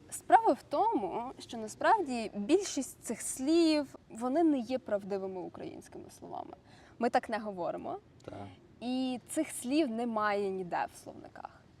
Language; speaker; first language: Ukrainian; native; Ukrainian